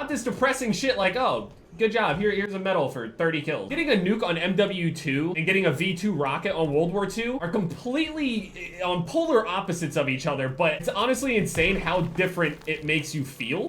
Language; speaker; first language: English; native; English